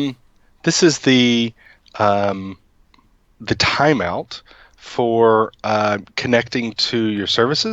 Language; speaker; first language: English; native; English